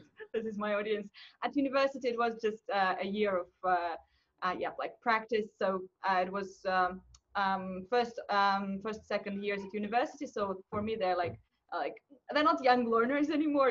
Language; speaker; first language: English; non-native, fluent; Russian